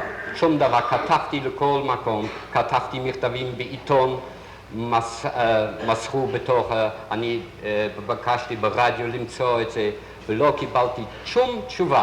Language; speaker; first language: Hebrew; non-native, learner; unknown